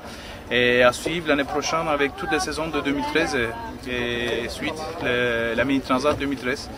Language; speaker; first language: French; non-native, fluent; Turkish